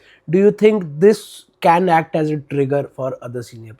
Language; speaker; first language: English; non-native, local second language; Hindi